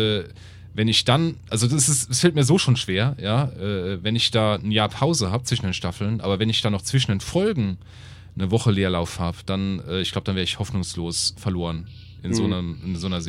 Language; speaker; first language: German; native; German